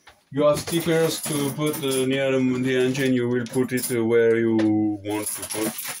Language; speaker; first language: English; non-native, learner; French